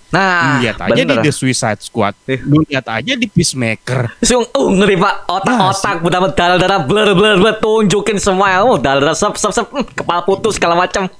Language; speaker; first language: Indonesian; native; Indonesian